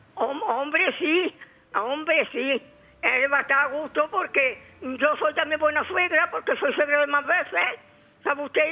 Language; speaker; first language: Spanish; native; Spanish